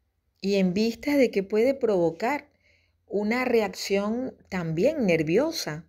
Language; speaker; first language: Spanish; native; Spanish